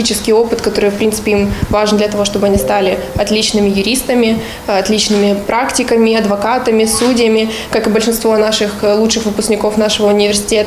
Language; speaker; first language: Russian; native; Russian